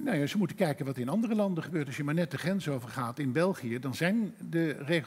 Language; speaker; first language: Dutch; native; Dutch